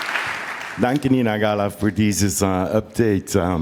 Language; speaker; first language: German; non-native, fluent; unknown